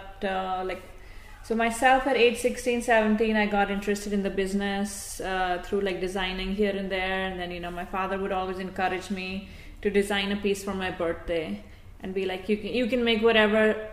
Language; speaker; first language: English; non-native, local second language; Hindi